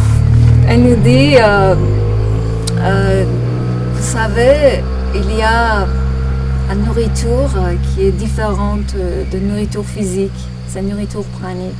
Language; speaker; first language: French; non-native, learner; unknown